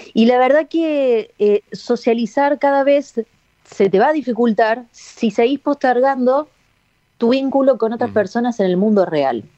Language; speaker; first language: Spanish; native; Spanish